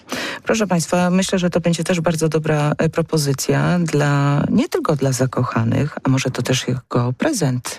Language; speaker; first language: Polish; native; Polish